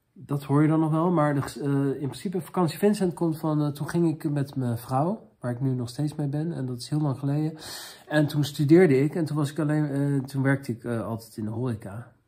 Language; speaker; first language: Dutch; native; Dutch